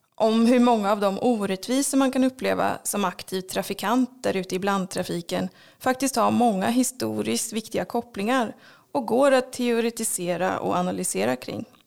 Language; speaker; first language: Swedish; native; Swedish